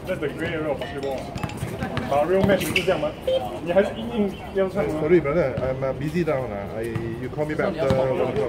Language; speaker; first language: English; non-native, learner; Chinese